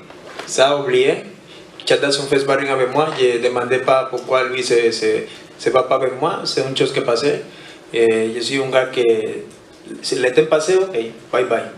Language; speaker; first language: French; non-native, learner; Spanish